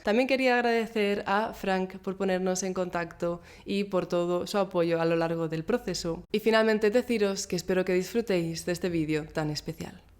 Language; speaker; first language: Spanish; native; Spanish